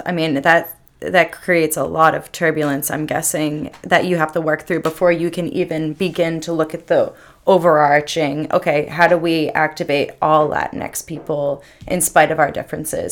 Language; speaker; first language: English; native; English